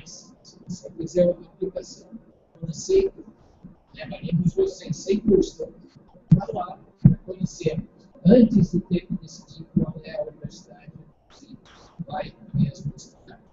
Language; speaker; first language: Portuguese; non-native, fluent; English